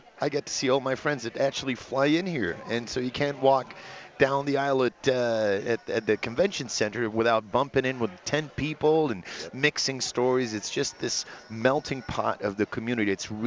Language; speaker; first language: English; non-native, fluent; Italian